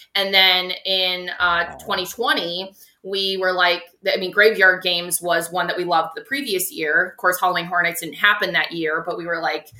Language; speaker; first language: English; native; English